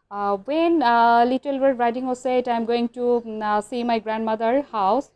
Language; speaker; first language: English; non-native, local second language; Bangla